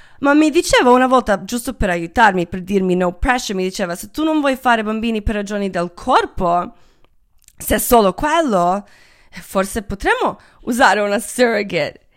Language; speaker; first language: Italian; non-native, fluent; Croatian